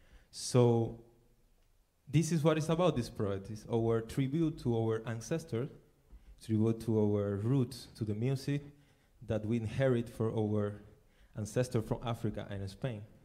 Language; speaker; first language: English; non-native, fluent; Spanish